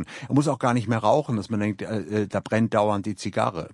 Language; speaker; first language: German; native; German